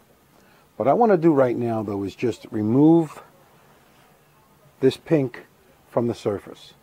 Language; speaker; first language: English; native; English